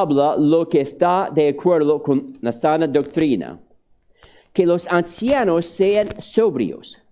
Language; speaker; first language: Spanish; non-native, fluent; English